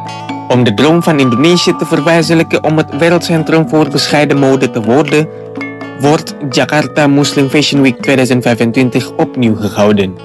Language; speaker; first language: Dutch; non-native, fluent; Indonesian